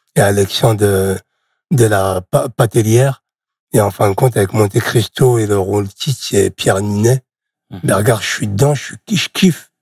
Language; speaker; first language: French; native; French